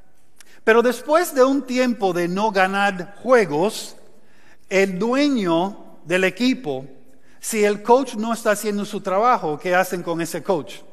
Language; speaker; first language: Spanish; non-native, fluent; English